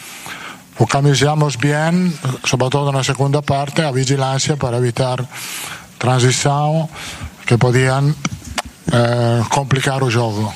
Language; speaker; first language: Portuguese; non-native, fluent; Italian